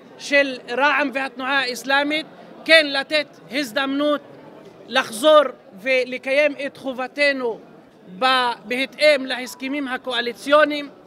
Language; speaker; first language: Hebrew; non-native, local second language; Arabic